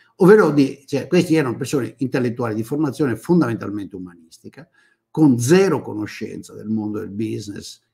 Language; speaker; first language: Italian; native; Italian